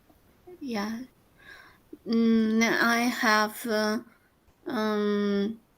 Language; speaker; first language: English; non-native, learner; Chinese